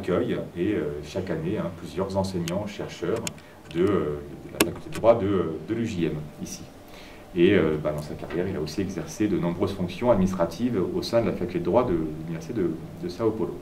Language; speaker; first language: French; native; French